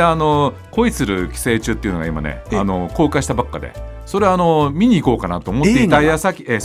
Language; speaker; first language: Japanese; native; Japanese